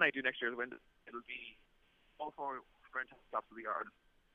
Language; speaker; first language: English; native; English